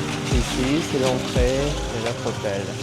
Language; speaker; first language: French; non-native, fluent; Vietnamese